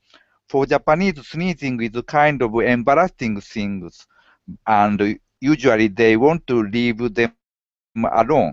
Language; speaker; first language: English; non-native, learner; Japanese